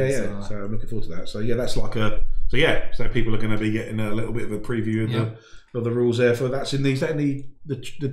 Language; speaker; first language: English; native; English